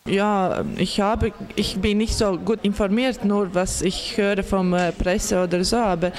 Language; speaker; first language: German; non-native, learner; Latvian